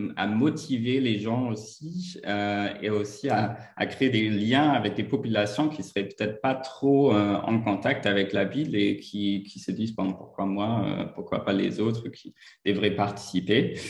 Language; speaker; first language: French; non-native, fluent; German